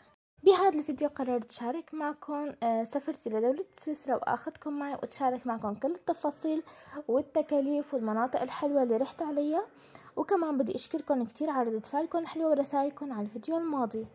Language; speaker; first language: Arabic; native; Arabic